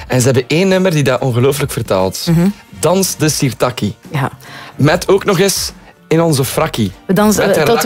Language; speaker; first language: Dutch; native; Dutch